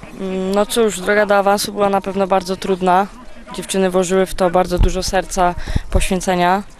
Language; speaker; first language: Polish; native; Polish